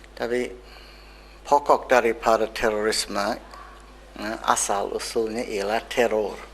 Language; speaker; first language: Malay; non-native, fluent; English